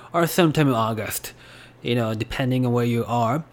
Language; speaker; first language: English; non-native, fluent; Japanese